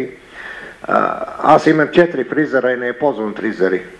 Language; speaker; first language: Bulgarian; non-native, learner; Arabic